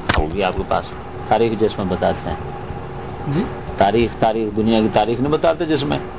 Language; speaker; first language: Urdu; non-native, local second language; Punjabi